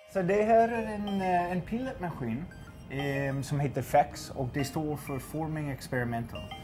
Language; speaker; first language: Swedish; non-native, fluent; English